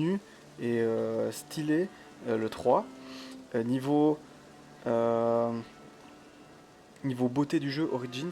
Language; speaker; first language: French; native; French